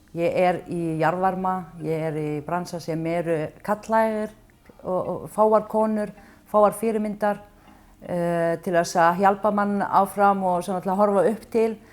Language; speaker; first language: Icelandic; non-native, fluent; Arabic